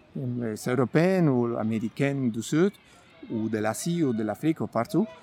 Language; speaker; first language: French; non-native, fluent; Spanish